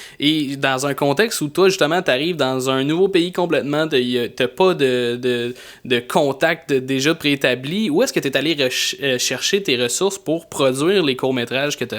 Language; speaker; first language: French; native; French